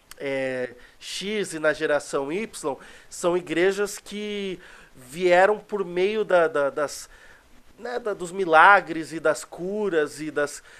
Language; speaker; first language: Portuguese; native; Portuguese